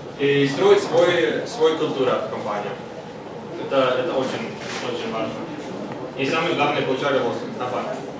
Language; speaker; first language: Russian; non-native, learner; Swedish